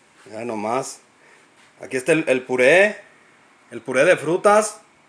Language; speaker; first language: Spanish; native; Spanish